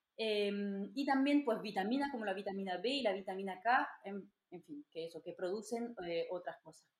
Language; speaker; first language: Spanish; non-native, fluent; French